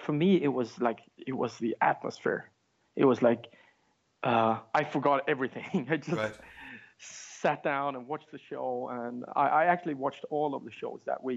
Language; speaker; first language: English; non-native, fluent; Swedish